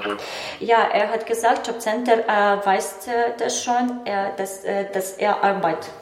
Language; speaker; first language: German; non-native, learner; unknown